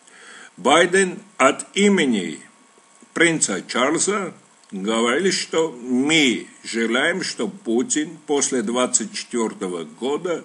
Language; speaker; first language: Russian; non-native, local second language; Armenian